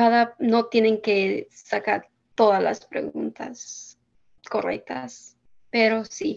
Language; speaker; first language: Spanish; early bilingual, heritage; Spanish